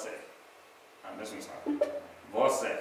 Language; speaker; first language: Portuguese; non-native, learner; English